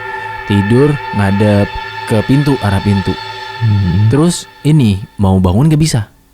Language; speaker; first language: Indonesian; native; Indonesian